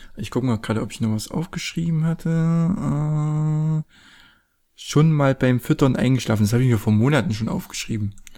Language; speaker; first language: German; native; German